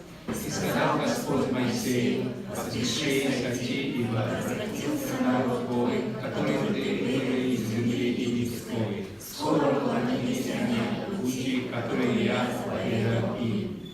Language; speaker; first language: Russian; non-native, learner; Korean